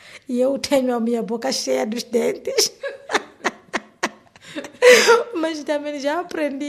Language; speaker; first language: Portuguese; non-native, learner; Swahili